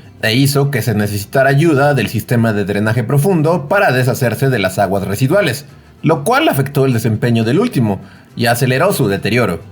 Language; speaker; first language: Spanish; native; Spanish